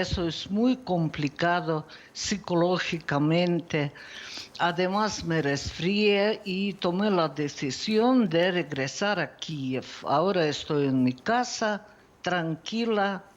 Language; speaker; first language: Spanish; non-native, fluent; Ukrainian